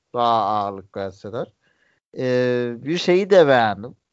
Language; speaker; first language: Turkish; native; Turkish